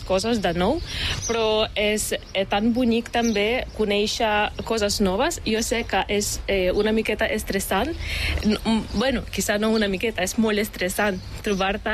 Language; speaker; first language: Catalan; non-native, fluent; Ukrainian